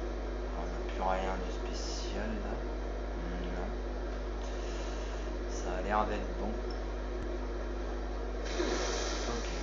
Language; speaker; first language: French; native; French